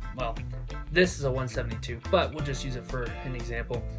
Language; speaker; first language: English; native; English